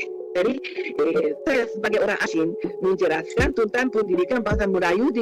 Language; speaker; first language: Indonesian; non-native, fluent; Japanese